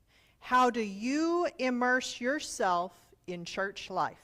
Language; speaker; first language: English; native; English